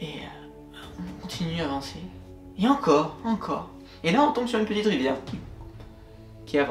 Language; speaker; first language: French; native; French